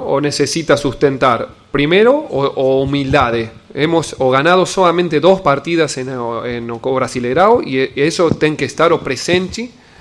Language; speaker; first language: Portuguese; non-native, learner; Spanish